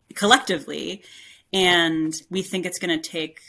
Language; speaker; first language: English; native; English